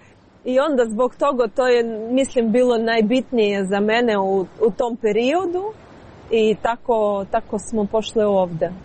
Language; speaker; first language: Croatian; non-native, learner; Ukrainian